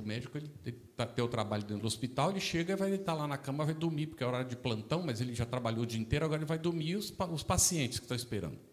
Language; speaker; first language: Portuguese; native; Portuguese